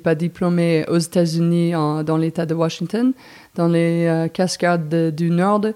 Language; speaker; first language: French; non-native, fluent; English